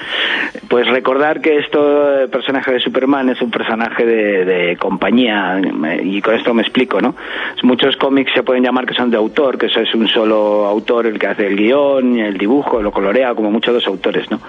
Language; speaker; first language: Spanish; native; Spanish